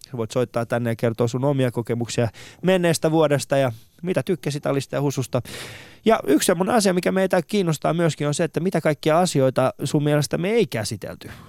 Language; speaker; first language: Finnish; early bilingual, other home language; Persian